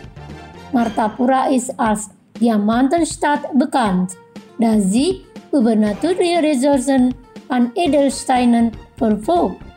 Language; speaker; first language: German; non-native, fluent; Indonesian